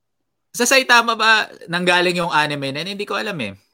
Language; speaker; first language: Filipino; native; Filipino